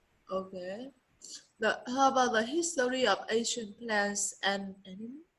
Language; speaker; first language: English; non-native, learner; Vietnamese